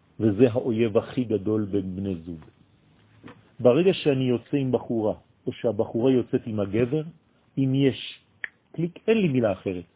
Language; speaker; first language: Hebrew; non-native, fluent; French